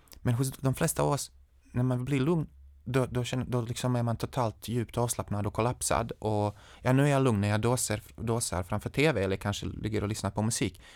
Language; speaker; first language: Swedish; non-native, fluent; Serbian